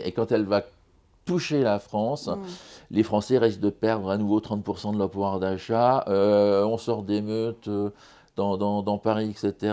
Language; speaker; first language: French; native; French